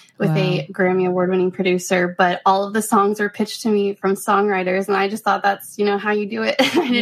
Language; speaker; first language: English; native; English